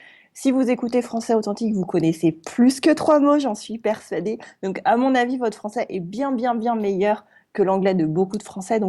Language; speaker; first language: French; native; French